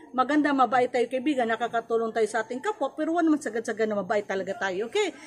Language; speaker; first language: Filipino; non-native, local second language; Cebuano